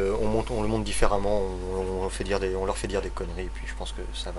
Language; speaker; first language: French; native; French